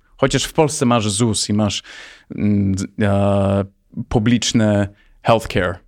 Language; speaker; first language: Polish; early bilingual, heritage; Polish